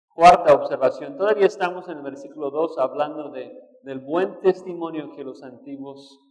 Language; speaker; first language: Spanish; non-native, fluent; English